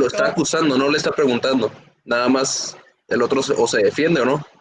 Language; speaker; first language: Spanish; native; Spanish